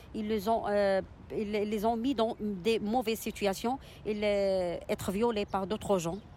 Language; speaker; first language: French; non-native, local second language; Arabic